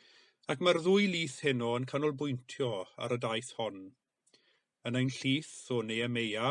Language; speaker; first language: Welsh; native; Welsh